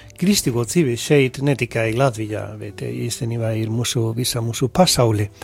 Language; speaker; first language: Latvian; non-native, fluent; Spanish